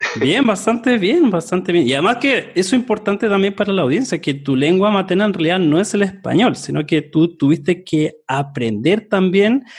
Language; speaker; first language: Spanish; native; Spanish